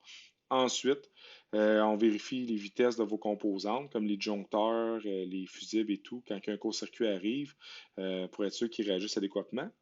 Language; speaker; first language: French; native; French